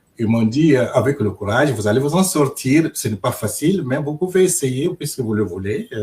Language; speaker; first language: French; non-native, local second language; Luba-Lulua